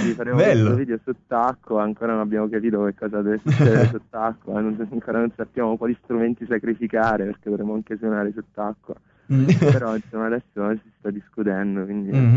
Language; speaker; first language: Italian; native; Italian